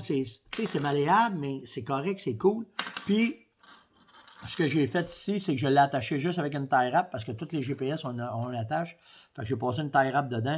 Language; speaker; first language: French; native; French